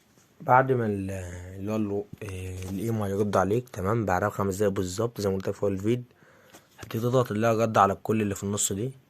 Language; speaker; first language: Arabic; native; Arabic